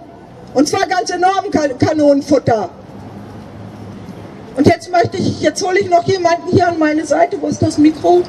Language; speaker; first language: German; native; German